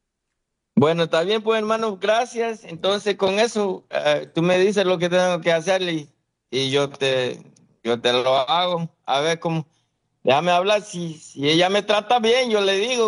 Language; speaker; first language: Spanish; non-native, fluent; Haitian Creole